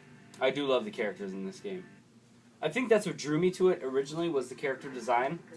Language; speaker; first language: English; native; English